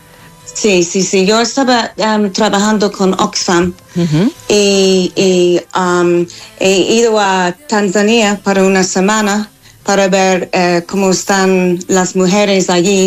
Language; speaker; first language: Spanish; non-native, fluent; English